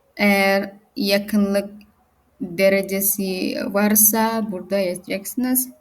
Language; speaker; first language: Turkish; non-native, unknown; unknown